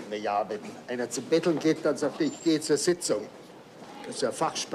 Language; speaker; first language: German; native; German